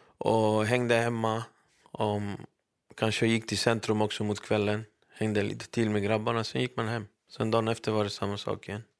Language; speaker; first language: Swedish; early bilingual, other home language; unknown